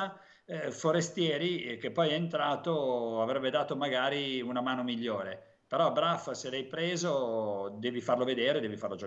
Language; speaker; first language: Italian; native; Italian